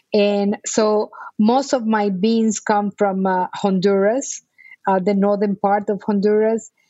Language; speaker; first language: English; non-native, fluent; Spanish